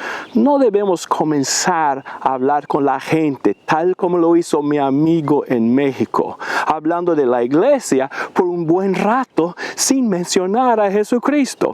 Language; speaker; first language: Spanish; non-native, fluent; English